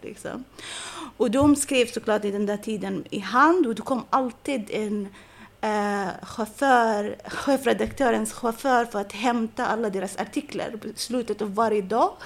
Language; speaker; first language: Swedish; non-native, fluent; Arabic